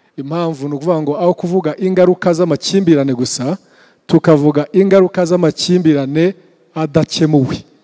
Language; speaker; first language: Kinyarwanda; early bilingual, heritage; Kinyarwanda